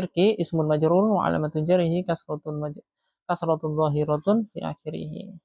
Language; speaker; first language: Arabic; non-native, fluent; Indonesian